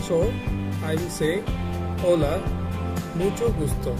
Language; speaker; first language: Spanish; non-native, learner; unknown